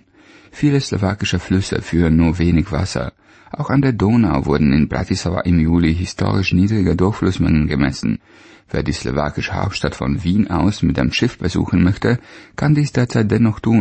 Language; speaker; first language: German; native; German